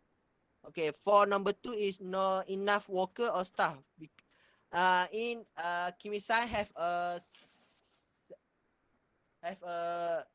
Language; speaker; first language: English; non-native, local second language; Malay